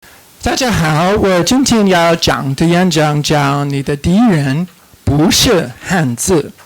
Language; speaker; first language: Chinese; non-native, fluent; English